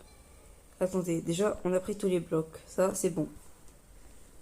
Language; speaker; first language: French; native; French